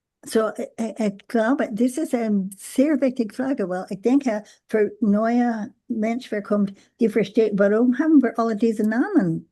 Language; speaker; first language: German; non-native, learner; English